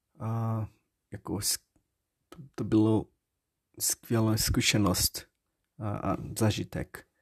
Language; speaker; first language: Czech; non-native, learner; Portuguese